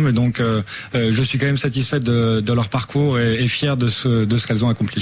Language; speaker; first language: French; native; French